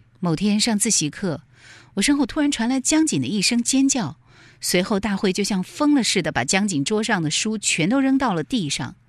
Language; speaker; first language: Chinese; native; Chinese